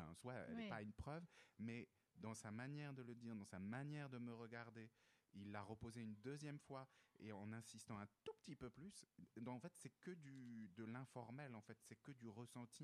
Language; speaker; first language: French; native; French